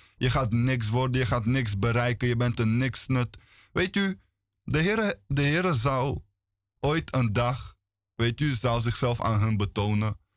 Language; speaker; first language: Dutch; early bilingual, other home language; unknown